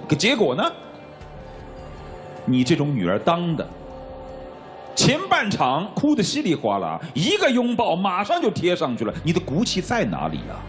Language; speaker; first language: Chinese; native; Chinese